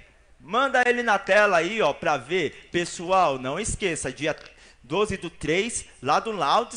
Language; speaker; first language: Portuguese; native; Portuguese